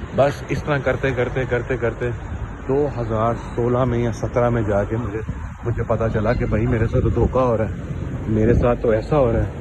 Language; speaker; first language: Urdu; non-native, local second language; Punjabi